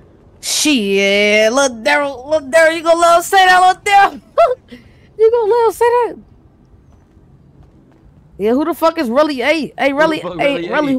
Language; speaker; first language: English; native; English